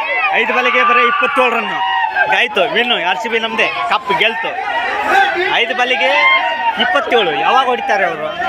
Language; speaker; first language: Kannada; non-native, local second language; Lambadi